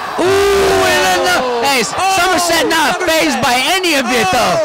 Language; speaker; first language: English; native; English